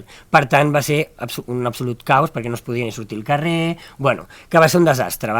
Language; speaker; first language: Catalan; native; Catalan